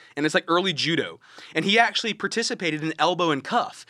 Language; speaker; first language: English; native; English